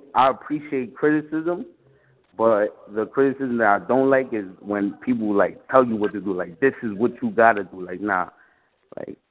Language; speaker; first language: English; native; English